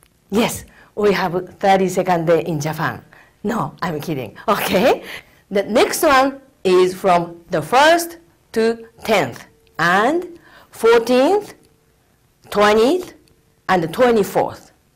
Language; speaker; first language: English; non-native, fluent; Japanese